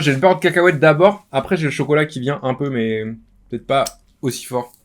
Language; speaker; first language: French; native; French